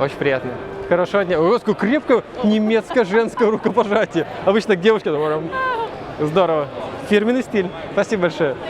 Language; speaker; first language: Russian; native; Russian